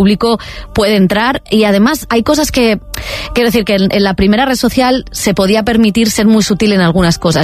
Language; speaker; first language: Spanish; native; Spanish